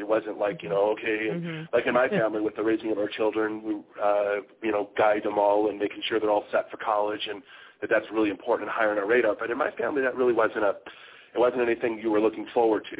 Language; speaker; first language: English; native; English